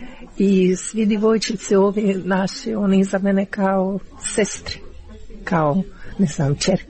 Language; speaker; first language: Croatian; non-native, learner; Ukrainian